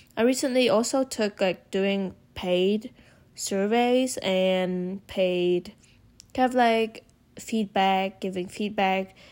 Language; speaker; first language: English; non-native, fluent; Vietnamese